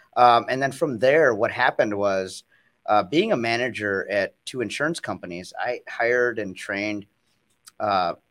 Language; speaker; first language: English; native; English